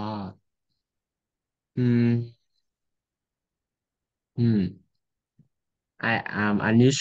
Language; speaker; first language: English; non-native, learner; Vietnamese